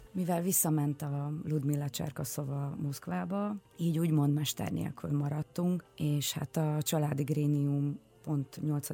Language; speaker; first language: Hungarian; early bilingual, other home language; Russian